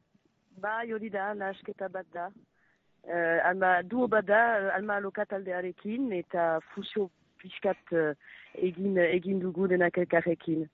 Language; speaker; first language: Basque; non-native, local second language; French